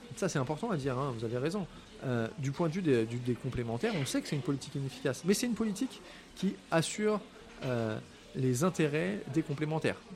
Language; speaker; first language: French; native; French